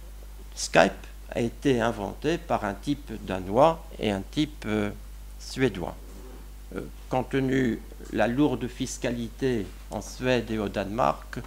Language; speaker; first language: French; non-native, local second language; Luxembourgish